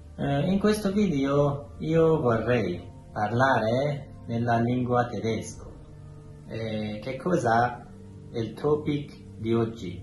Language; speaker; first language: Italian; non-native, learner; Persian